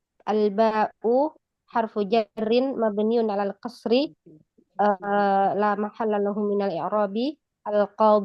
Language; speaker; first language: Arabic; non-native, learner; Indonesian